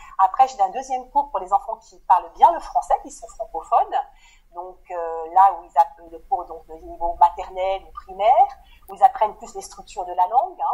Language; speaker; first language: French; native; French